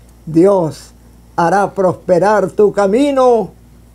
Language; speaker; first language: Spanish; native; Spanish